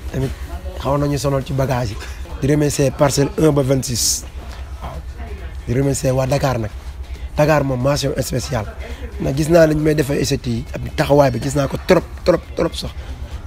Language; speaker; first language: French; non-native, local second language; Wolof